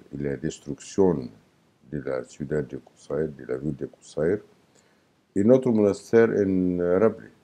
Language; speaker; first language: French; non-native, learner; Arabic